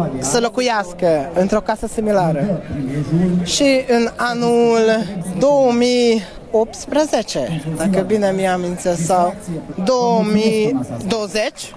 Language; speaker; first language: Romanian; non-native, learner; Hungarian